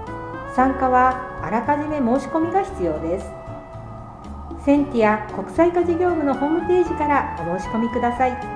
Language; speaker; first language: Japanese; native; Japanese